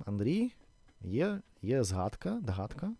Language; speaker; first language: Ukrainian; non-native, fluent; Russian